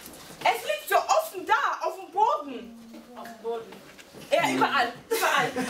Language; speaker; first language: German; early bilingual, heritage; Lingala